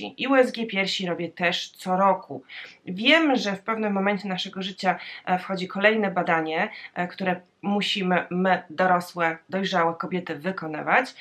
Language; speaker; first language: Polish; native; Polish